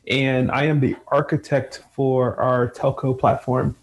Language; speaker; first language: English; native; English